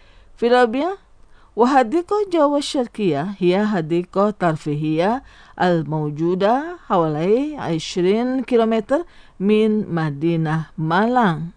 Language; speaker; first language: Arabic; non-native, fluent; Indonesian